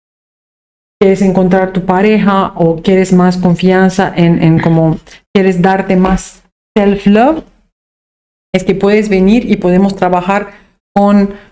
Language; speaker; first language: Spanish; non-native, fluent; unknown